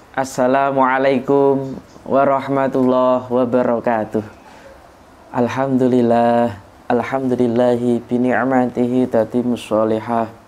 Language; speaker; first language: Indonesian; native; Indonesian